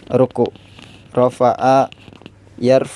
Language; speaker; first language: Arabic; non-native, learner; Indonesian